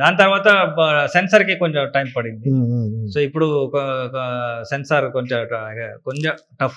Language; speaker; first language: Telugu; non-native, learner; Kannada